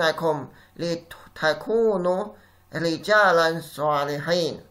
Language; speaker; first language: Arabic; non-native, fluent; Chinese